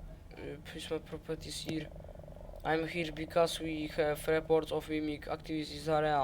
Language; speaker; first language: English; non-native, learner; Polish